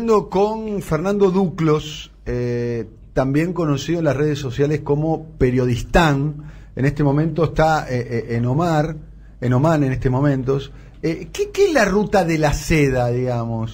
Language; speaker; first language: Spanish; native; Spanish